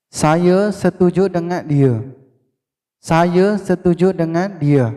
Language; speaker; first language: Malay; non-native, fluent; Burmese